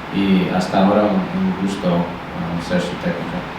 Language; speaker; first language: Spanish; non-native, learner; English